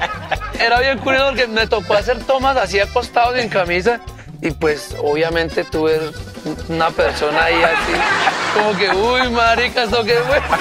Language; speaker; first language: Spanish; native; Spanish